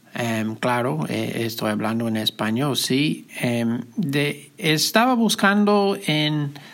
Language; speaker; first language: Spanish; non-native, fluent; English